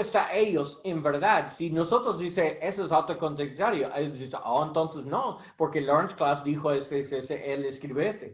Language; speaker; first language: Spanish; non-native, learner; English